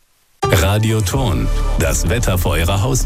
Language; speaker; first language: German; native; German